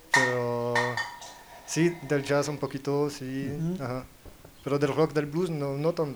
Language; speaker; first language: Spanish; non-native, learner; French